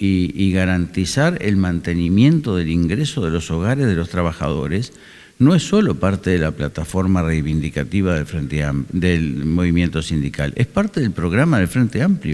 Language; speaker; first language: Spanish; native; Spanish